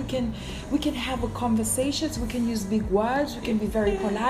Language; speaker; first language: English; non-native, fluent; Seselwa Creole French